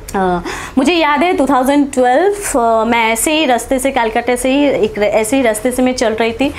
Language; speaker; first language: Hindi; non-native, local second language; Bangla